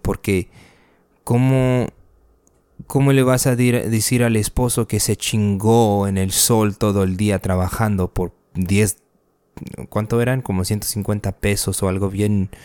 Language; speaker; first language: Spanish; early bilingual, other home language; English